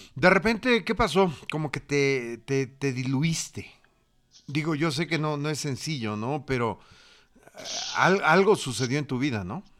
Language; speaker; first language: Spanish; native; Spanish